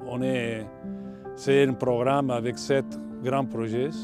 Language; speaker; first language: French; non-native, fluent; Catalan